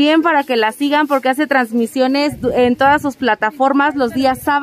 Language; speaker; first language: Spanish; native; Spanish